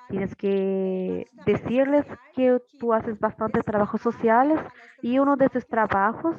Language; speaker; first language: Spanish; non-native, learner; Portuguese